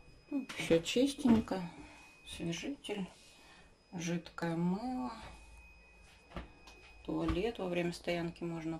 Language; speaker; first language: Russian; native; Russian